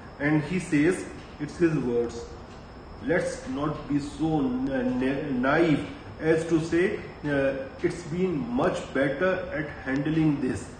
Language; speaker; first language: English; non-native, local second language; Hindi